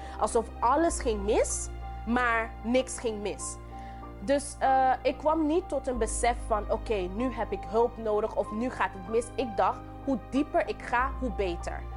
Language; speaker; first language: Dutch; non-native, local second language; English